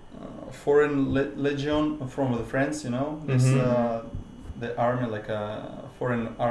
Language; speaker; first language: English; non-native, learner; Russian